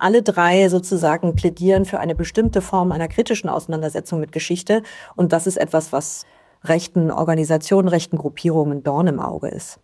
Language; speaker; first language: German; native; German